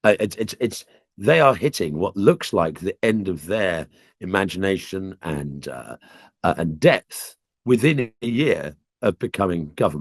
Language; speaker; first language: English; native; English